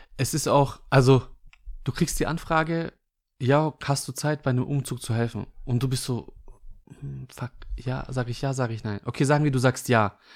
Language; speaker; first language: German; early bilingual, other home language; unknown